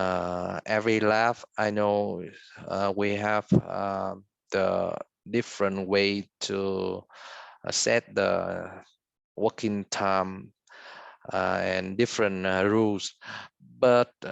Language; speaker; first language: English; non-native, fluent; Vietnamese